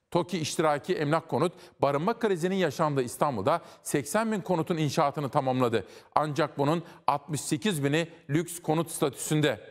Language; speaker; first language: Turkish; native; Turkish